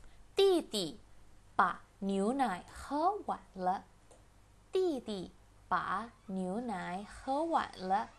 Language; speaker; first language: Chinese; non-native, fluent; Indonesian